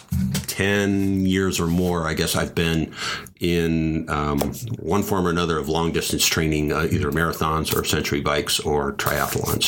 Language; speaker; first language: English; native; English